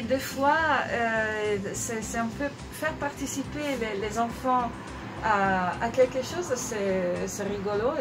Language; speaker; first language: French; non-native, fluent; Italian